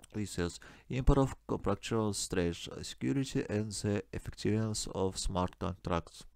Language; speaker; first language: English; non-native, learner; Russian